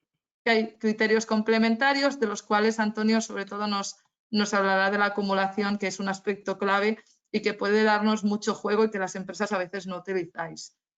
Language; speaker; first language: Spanish; native; Spanish